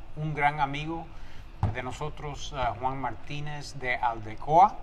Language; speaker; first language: Spanish; early bilingual, heritage; Spanish